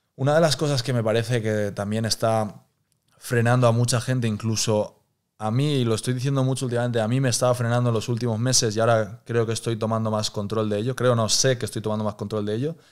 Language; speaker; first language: Spanish; native; Spanish